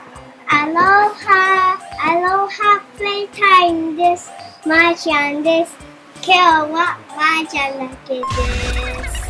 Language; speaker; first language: Japanese; early bilingual, heritage; Japanese